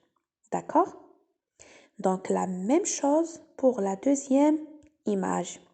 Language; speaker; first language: French; non-native, local second language; Arabic